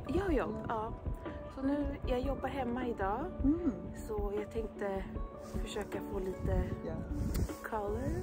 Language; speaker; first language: Swedish; early bilingual, other home language; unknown